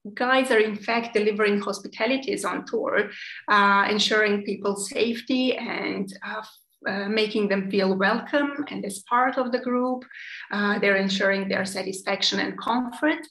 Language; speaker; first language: English; non-native, fluent; Serbian